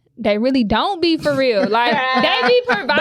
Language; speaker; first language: English; native; English